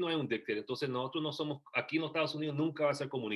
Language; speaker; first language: Spanish; early bilingual, heritage; Spanish